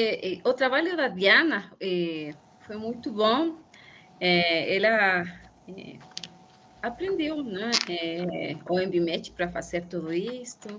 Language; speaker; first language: Portuguese; non-native, fluent; Spanish